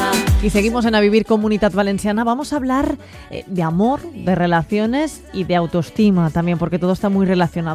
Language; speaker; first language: Spanish; native; Spanish